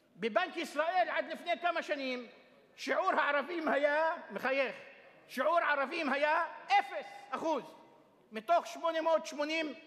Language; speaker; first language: Hebrew; non-native, local second language; Arabic